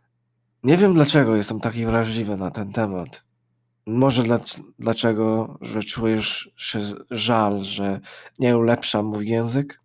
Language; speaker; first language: Polish; early bilingual, heritage; English